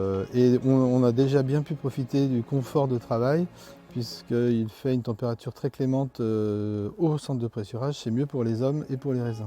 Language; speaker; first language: French; native; French